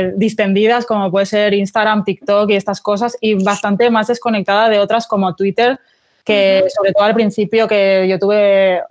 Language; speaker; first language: Spanish; native; Spanish